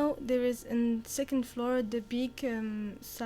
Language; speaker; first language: English; non-native, learner; Arabic